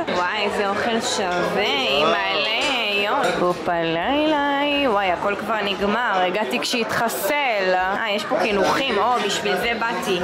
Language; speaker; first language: Hebrew; native; Hebrew